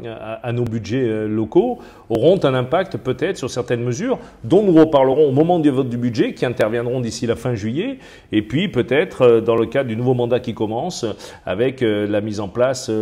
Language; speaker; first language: French; native; French